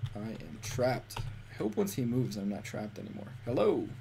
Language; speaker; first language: English; native; English